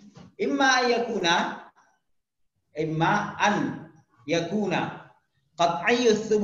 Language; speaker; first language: Arabic; non-native, fluent; Indonesian